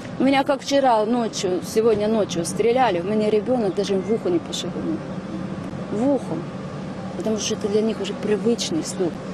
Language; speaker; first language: Russian; non-native, local second language; Ukrainian